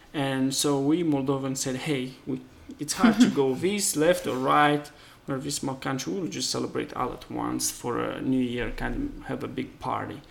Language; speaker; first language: English; non-native, fluent; Romanian